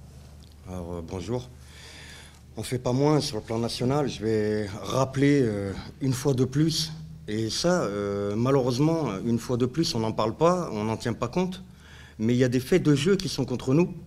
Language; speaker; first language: French; native; French